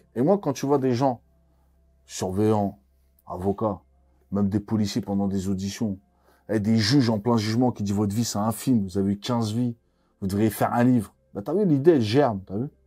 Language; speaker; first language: French; native; French